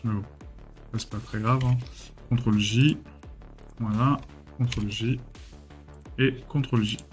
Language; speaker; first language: French; native; French